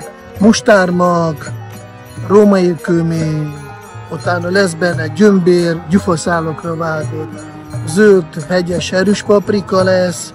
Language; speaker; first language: Hungarian; non-native, fluent; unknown